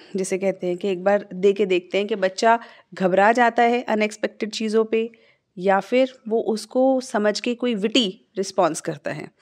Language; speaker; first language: Hindi; native; Hindi